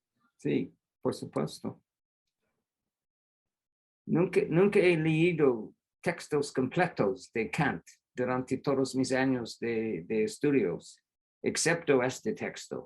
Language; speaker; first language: Spanish; non-native, fluent; English